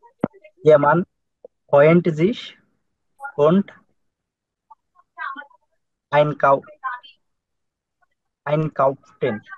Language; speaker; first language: German; non-native, learner; Bangla